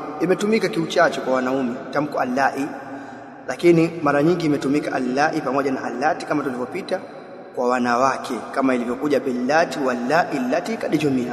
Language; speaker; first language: Swahili; native; Swahili